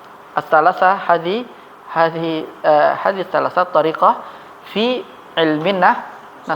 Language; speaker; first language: Arabic; non-native, fluent; Indonesian